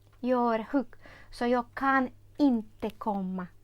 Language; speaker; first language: Swedish; non-native, fluent; Ukrainian